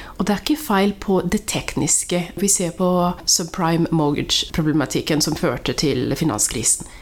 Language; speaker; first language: Norwegian; early bilingual, other home language; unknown